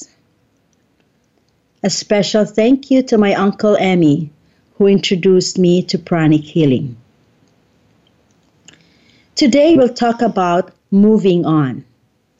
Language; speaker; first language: English; non-native, local second language; Filipino